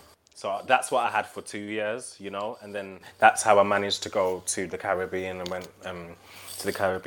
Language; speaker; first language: English; native; English